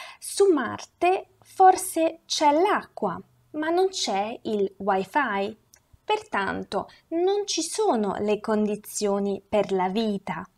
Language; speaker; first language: Italian; non-native, fluent; Russian